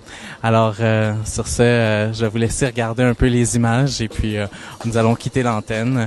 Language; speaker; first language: French; native; French